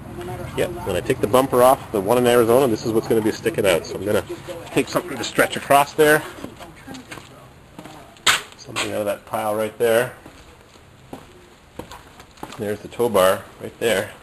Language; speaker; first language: English; native; English